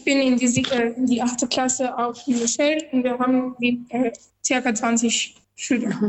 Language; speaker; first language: German; non-native, learner; Albanian